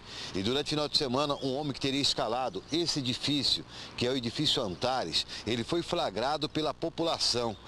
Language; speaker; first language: Portuguese; native; Portuguese